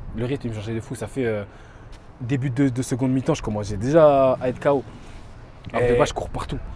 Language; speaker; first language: French; native; French